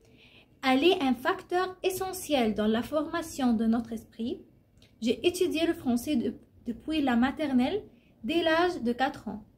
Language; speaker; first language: French; non-native, learner; Arabic